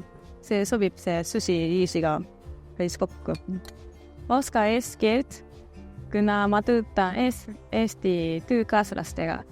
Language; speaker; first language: Estonian; non-native, learner; Japanese